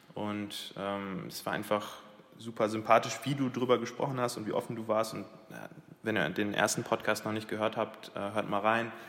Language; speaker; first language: German; early bilingual, other home language; Arabic